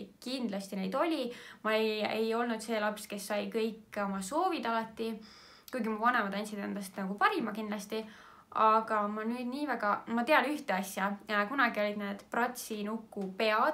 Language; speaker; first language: Estonian; native; Estonian